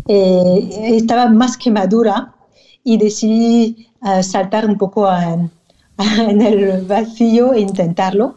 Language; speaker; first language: Spanish; non-native, fluent; French